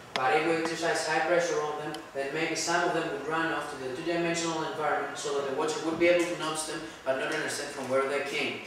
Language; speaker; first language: English; non-native, fluent; Greek